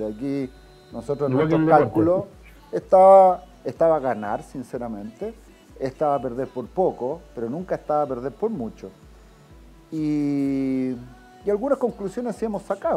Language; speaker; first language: Spanish; native; Spanish